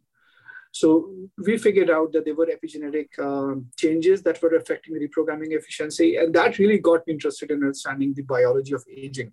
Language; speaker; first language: English; non-native, local second language; Hindi